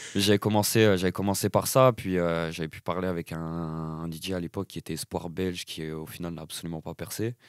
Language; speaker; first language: French; native; French